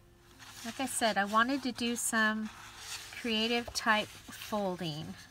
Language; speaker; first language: English; native; English